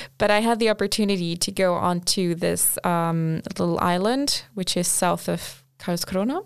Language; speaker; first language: English; non-native, fluent; Portuguese